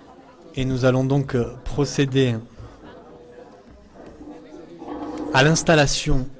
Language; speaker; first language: French; native; French